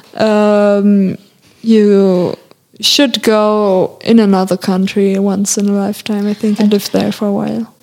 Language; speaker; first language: English; non-native, fluent; German